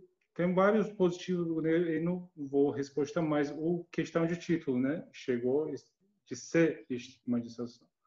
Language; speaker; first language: Portuguese; non-native, learner; Turkish